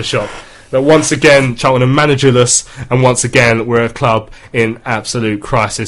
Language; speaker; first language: English; native; English